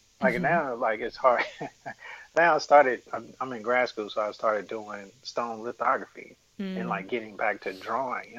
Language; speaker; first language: English; native; English